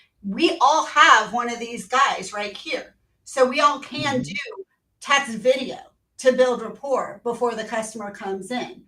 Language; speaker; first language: English; native; English